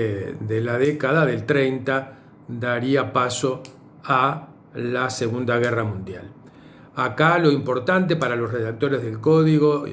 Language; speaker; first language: Spanish; native; Spanish